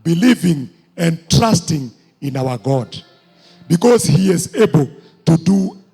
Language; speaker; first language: English; non-native, local second language; Swahili